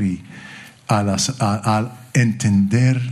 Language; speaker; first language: Spanish; early bilingual, heritage; English